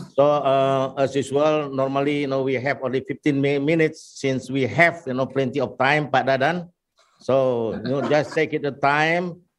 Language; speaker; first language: English; non-native, fluent; Indonesian